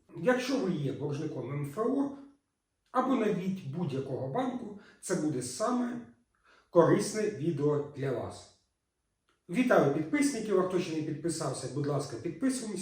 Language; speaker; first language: Ukrainian; native; Ukrainian